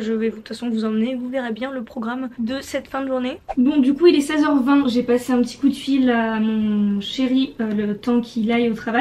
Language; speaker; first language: French; native; French